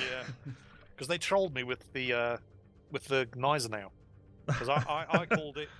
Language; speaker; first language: English; native; English